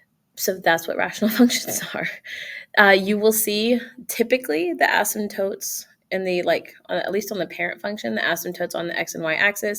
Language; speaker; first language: English; native; English